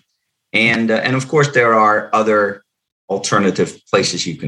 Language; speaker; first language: English; non-native, fluent; Dutch